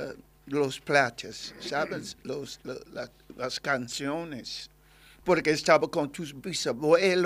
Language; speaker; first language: Spanish; non-native, learner; English